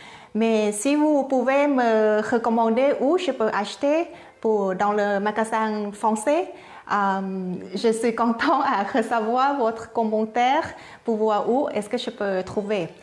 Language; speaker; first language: French; non-native, learner; Thai